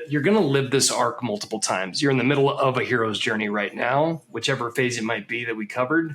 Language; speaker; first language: English; native; English